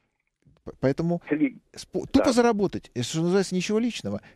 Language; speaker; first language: Russian; native; Russian